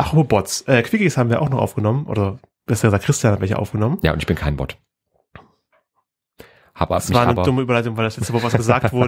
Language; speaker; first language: German; native; German